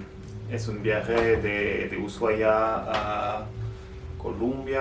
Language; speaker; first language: Spanish; non-native, fluent; French